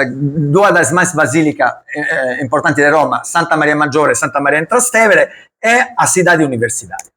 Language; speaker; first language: Portuguese; non-native, learner; Italian